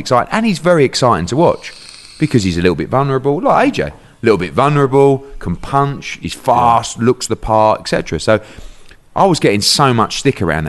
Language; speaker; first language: English; native; English